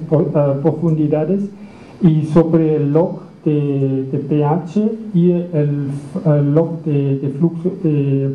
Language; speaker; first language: Spanish; non-native, learner; German